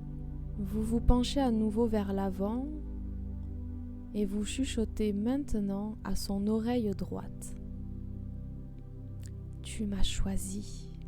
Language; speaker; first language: French; native; French